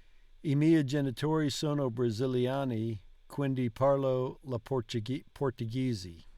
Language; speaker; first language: Italian; non-native, learner; English